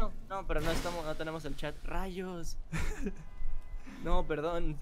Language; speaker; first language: Spanish; native; Spanish